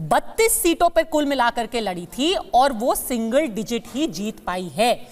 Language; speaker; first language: Hindi; native; Hindi